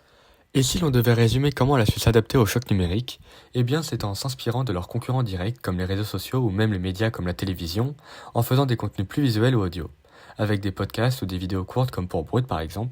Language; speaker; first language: French; native; French